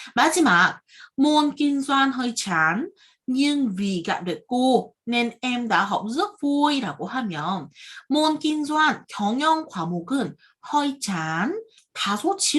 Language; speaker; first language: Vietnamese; non-native, fluent; Korean